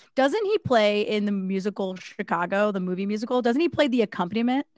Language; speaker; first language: English; native; English